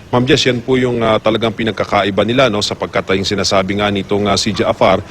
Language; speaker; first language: Filipino; native; Filipino